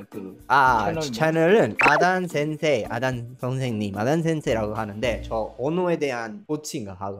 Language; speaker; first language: Korean; non-native, fluent; Spanish